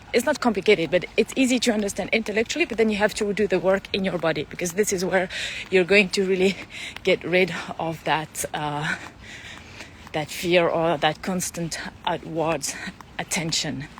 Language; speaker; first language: English; non-native, fluent; French